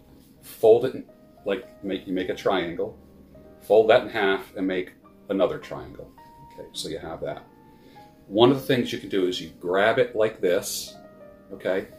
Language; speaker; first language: English; native; English